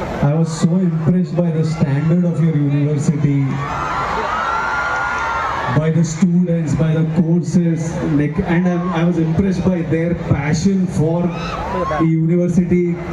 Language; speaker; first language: English; non-native, local second language; Telugu